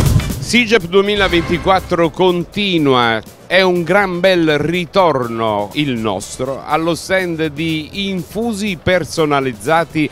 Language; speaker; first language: Italian; native; Italian